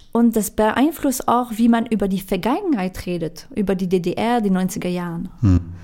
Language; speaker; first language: German; non-native, fluent; French